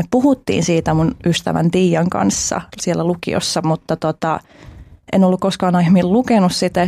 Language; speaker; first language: Finnish; early bilingual, other home language; Albanian